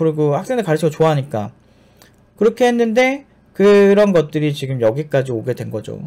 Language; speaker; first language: Korean; native; Korean